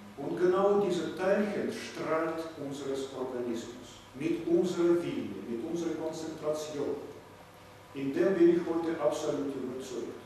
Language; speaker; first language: German; non-native, fluent; Russian